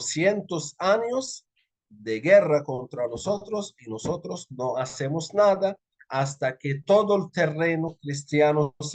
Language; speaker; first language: Spanish; non-native, fluent; Arabic